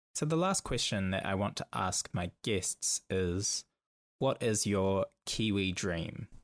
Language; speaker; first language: English; native; English